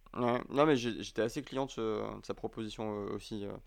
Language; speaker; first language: French; native; French